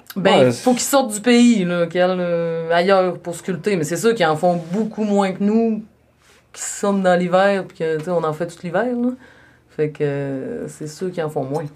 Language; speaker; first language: French; native; French